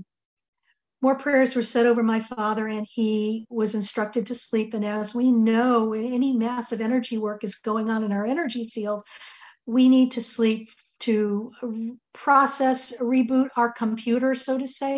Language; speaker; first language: English; native; English